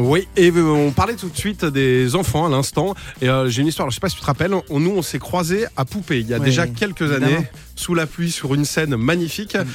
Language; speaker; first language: French; native; French